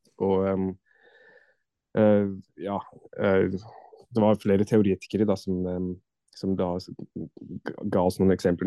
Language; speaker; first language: Norwegian; non-native, fluent; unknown